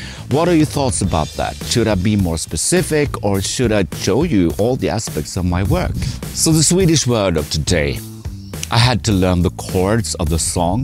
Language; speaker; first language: English; non-native, fluent; Swedish